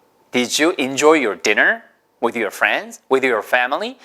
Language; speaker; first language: English; non-native, fluent; Korean